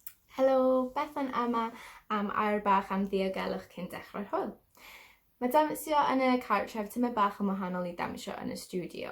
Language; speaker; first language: Welsh; non-native, local second language; English